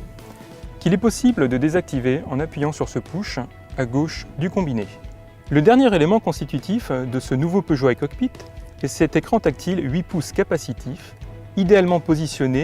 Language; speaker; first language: French; native; French